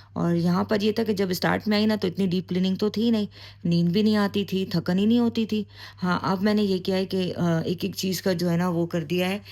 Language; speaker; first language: Urdu; native; Urdu